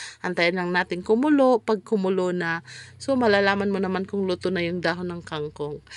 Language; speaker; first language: Filipino; non-native, local second language; Cebuano